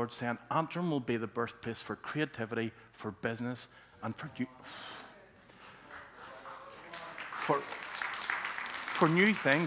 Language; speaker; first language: English; native; English